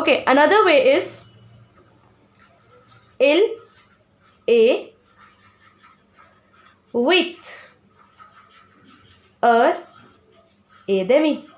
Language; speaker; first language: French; non-native, fluent; Hindi